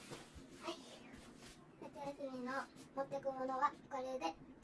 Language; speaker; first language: Japanese; early bilingual, other home language; Filipino